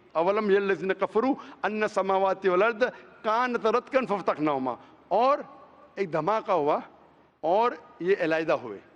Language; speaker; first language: Hindi; non-native, local second language; Konkani